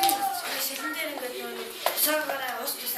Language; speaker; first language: Mongolian; native; Mongolian